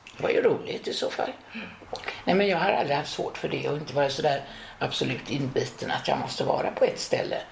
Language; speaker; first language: Swedish; native; Swedish